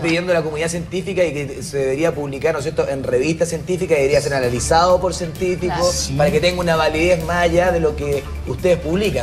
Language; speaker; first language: Spanish; native; Spanish